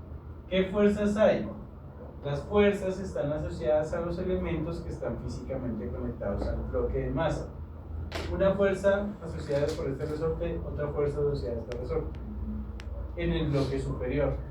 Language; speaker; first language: Spanish; native; Spanish